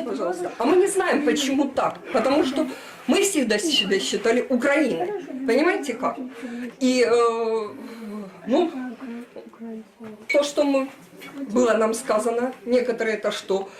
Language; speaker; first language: Russian; native; Russian